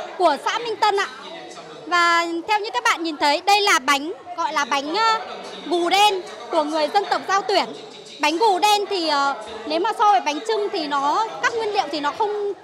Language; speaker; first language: Vietnamese; native; Vietnamese